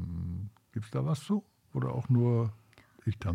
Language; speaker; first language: German; native; German